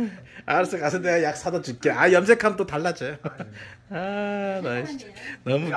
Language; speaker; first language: Korean; native; Korean